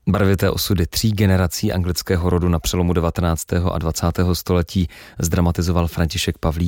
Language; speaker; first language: Czech; native; Czech